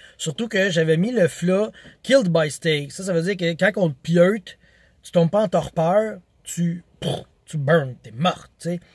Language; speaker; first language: French; native; French